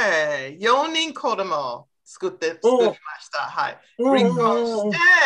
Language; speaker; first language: Japanese; non-native, learner; English